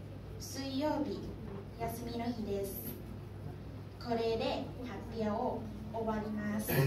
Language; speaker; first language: Japanese; non-native, learner; Thai